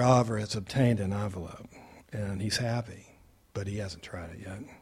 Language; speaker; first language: English; native; English